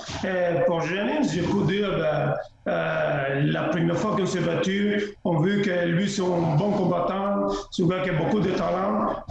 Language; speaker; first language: French; non-native, fluent; Spanish